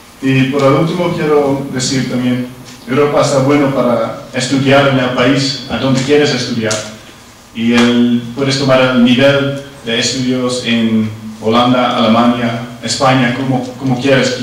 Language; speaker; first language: Spanish; non-native, learner; Dutch